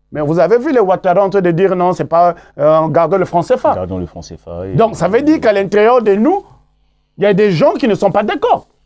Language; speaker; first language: French; non-native, local second language; Kongo